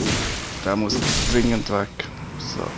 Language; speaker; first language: German; native; German